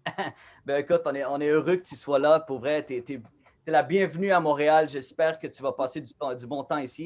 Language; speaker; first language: French; native; French